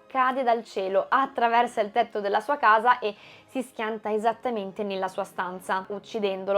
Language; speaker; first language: Italian; native; Italian